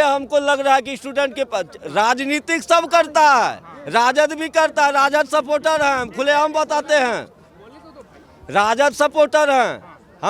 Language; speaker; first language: Hindi; native; Hindi